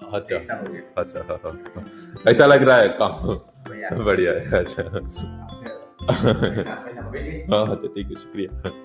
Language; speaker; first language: Hindi; non-native, local second language; Malayalam